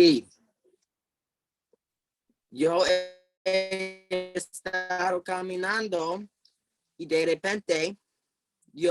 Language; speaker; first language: Spanish; non-native, fluent; English